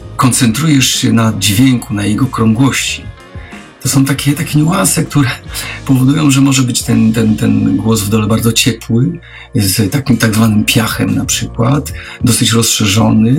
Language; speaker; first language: Polish; native; Polish